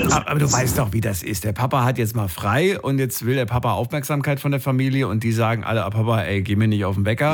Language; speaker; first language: German; native; German